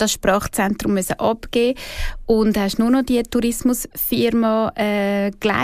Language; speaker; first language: German; native; German